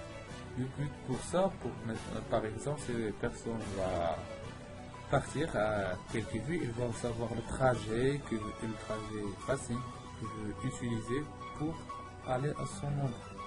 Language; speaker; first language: French; non-native, learner; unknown